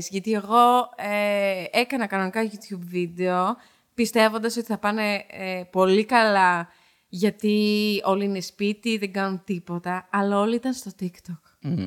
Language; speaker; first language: Greek; early bilingual, heritage; Dutch